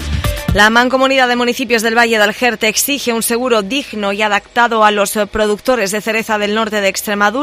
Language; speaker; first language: Spanish; native; Spanish